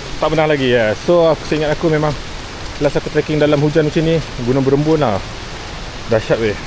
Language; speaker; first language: Malay; native; Malay